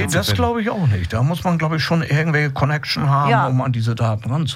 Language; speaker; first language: German; native; German